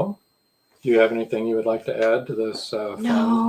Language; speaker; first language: English; native; English